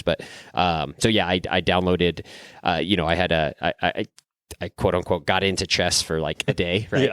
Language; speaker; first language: English; native; English